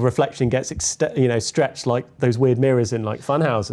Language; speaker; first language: English; native; English